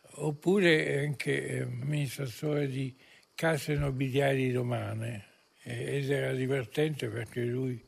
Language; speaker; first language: Italian; native; Italian